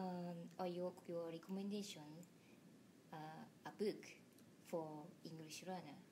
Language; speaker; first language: English; non-native, learner; Japanese